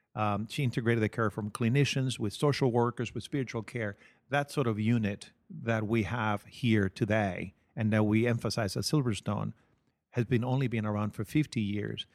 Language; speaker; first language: English; non-native, fluent; Spanish